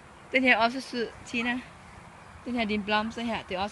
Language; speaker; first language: Danish; non-native, learner; Thai